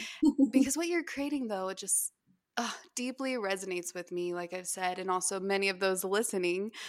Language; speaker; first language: English; native; English